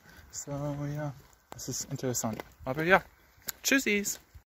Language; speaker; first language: German; non-native, learner; English